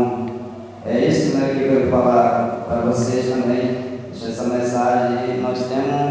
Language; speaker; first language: Portuguese; non-native, local second language; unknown